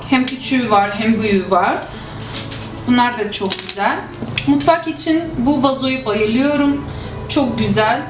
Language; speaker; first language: Turkish; non-native, fluent; Arabic